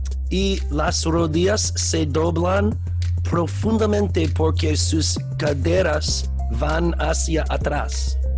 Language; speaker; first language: Spanish; non-native, learner; English